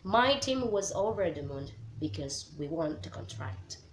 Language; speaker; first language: English; non-native, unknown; Indonesian